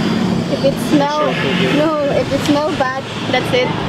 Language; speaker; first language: English; non-native, learner; Cebuano